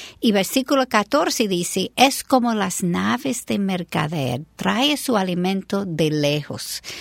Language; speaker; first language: Spanish; non-native, fluent; English